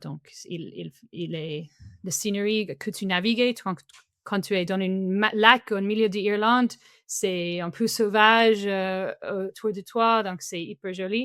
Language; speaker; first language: French; non-native, fluent; English